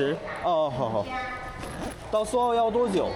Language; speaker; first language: Chinese; non-native, fluent; Korean